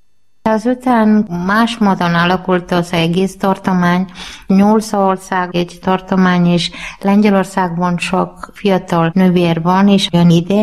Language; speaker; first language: Hungarian; non-native, learner; Malayalam